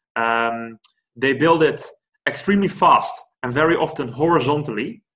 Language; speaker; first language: English; non-native, fluent; Dutch